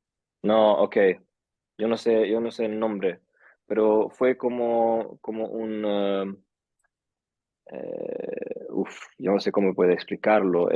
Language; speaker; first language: Spanish; early bilingual, heritage; Swedish